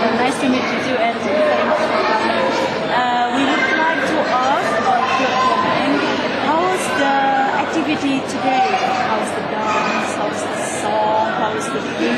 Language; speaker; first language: English; non-native, learner; Indonesian